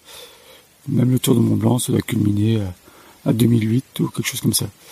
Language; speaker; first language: French; native; French